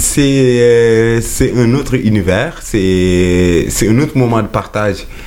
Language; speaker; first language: French; non-native, local second language; Wolof